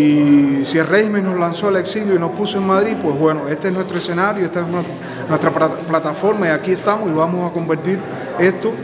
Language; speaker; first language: Spanish; native; Spanish